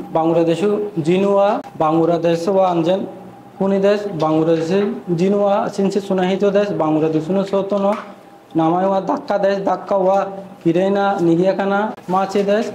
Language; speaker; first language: Japanese; non-native, learner; Bangla